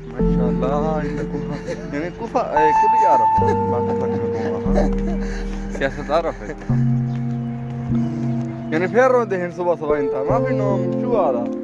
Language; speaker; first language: Arabic; non-native, learner; Urdu